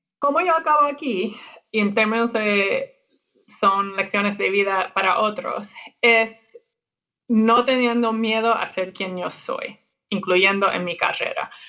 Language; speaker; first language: Spanish; non-native, fluent; English